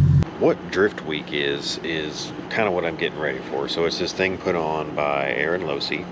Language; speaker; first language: English; native; English